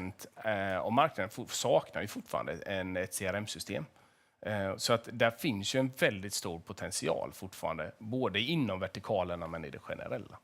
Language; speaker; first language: Swedish; native; Swedish